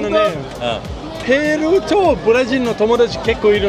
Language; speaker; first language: Japanese; non-native, fluent; Persian